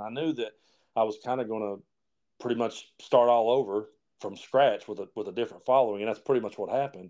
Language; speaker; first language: English; native; English